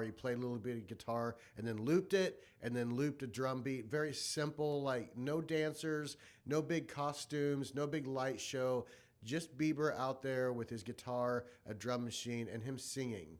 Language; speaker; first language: English; native; English